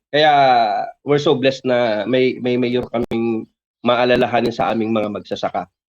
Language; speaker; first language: Filipino; non-native, local second language; Iloko